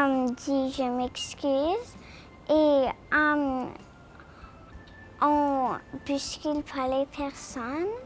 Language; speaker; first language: French; non-native, local second language; English